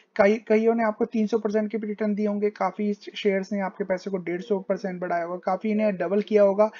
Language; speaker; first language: Hindi; native; Hindi